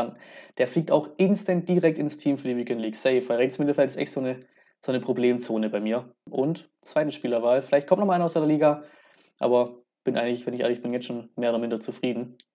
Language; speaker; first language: German; native; German